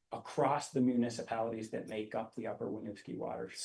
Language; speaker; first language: English; native; English